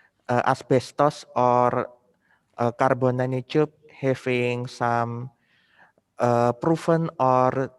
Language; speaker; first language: English; non-native, fluent; Indonesian